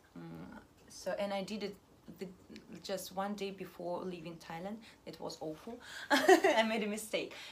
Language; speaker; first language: English; non-native, fluent; Russian